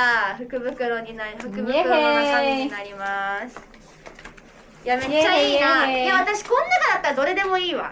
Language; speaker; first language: Japanese; early bilingual, other home language; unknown